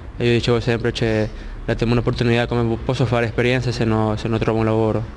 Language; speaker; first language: Italian; non-native, learner; Spanish